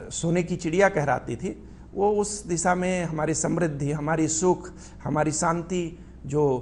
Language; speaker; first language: Hindi; native; Hindi